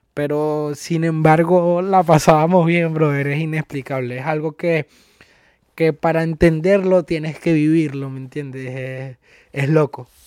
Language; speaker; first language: Spanish; native; Spanish